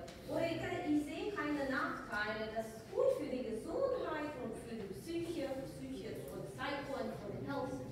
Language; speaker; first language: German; non-native, fluent; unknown